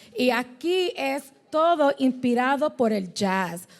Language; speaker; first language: Spanish; early bilingual, heritage; Spanish